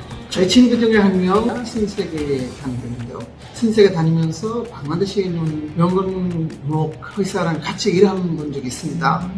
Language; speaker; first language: Korean; non-native, fluent; Bangla